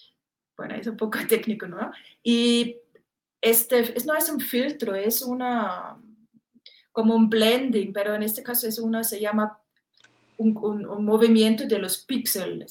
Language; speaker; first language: Spanish; non-native, fluent; German